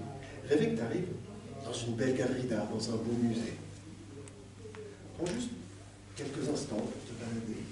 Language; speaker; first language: French; native; French